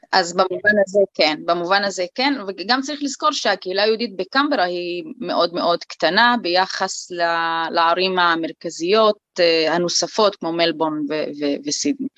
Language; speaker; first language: Hebrew; non-native, local second language; Arabic